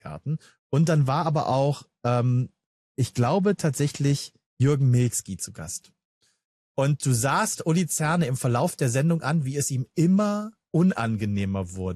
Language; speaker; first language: German; native; German